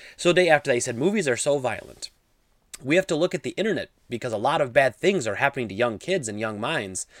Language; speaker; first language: English; native; English